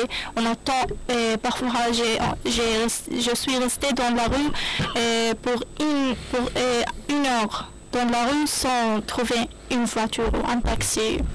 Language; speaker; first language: French; non-native, learner; Arabic